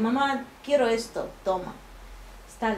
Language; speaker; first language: Spanish; non-native, fluent; Bambara